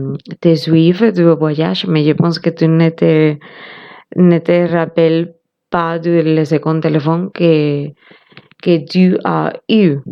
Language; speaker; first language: French; non-native, learner; Spanish